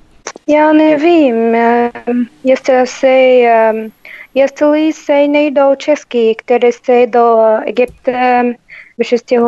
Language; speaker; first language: Czech; non-native, learner; Arabic